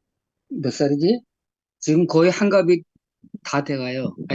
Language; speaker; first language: Korean; native; Korean